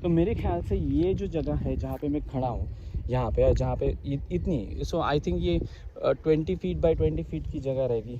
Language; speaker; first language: Hindi; non-native, local second language; Marathi